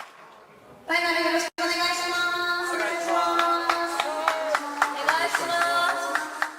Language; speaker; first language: Japanese; native; Japanese